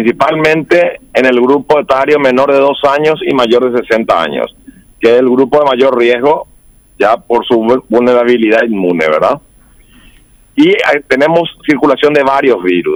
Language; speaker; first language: Spanish; native; Spanish